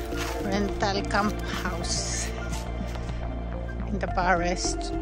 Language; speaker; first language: English; non-native, local second language; Filipino